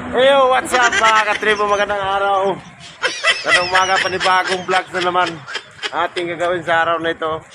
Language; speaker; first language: Filipino; non-native, local second language; Cebuano